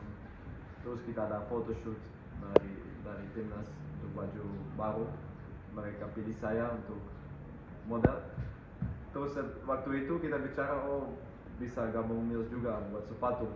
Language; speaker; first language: Indonesian; non-native, fluent; Dutch